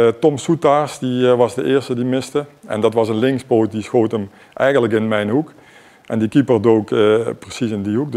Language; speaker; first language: Dutch; native; Dutch